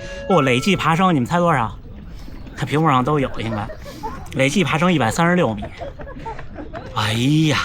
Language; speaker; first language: Chinese; native; Chinese